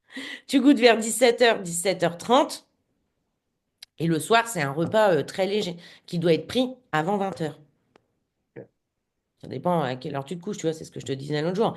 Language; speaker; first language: French; native; French